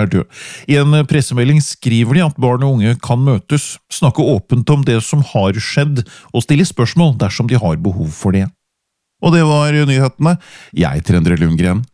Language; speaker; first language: Norwegian; native; Norwegian